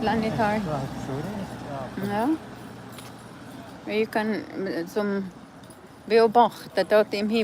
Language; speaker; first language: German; non-native, learner; Cebuano